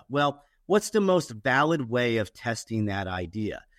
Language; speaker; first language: English; native; English